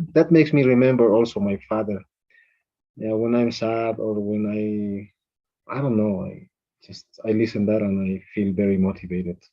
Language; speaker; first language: English; non-native, fluent; Spanish